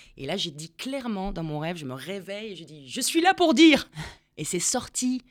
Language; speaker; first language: French; non-native, fluent; Spanish